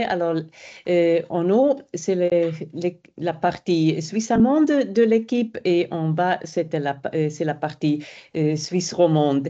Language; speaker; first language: French; non-native, fluent; German